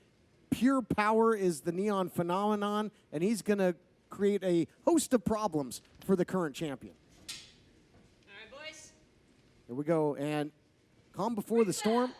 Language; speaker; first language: English; native; English